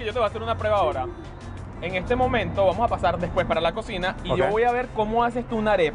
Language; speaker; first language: Spanish; native; Spanish